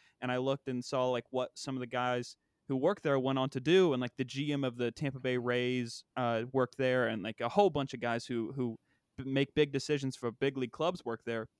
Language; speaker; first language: English; native; English